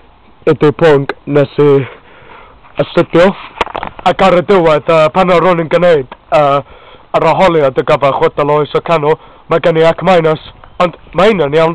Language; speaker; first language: Welsh; non-native, learner; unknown